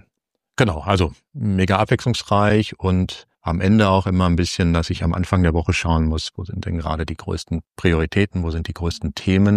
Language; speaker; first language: German; native; German